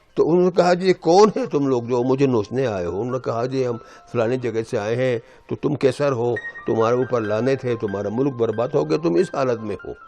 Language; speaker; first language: Urdu; non-native, local second language; Balti